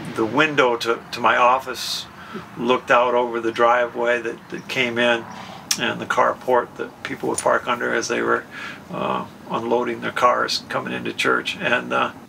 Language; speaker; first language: English; native; English